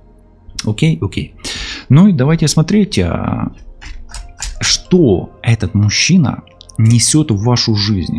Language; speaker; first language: Russian; non-native, local second language; Ukrainian